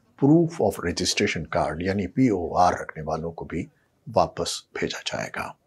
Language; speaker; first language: Urdu; native; Urdu